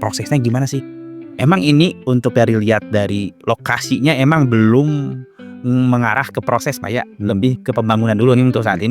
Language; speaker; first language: Indonesian; non-native, local second language; Sundanese